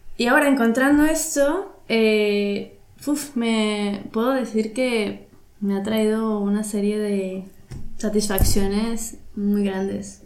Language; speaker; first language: Spanish; native; Spanish